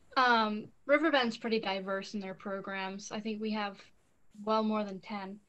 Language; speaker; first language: English; native; English